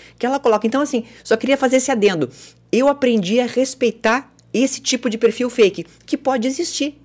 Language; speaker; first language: Portuguese; native; Portuguese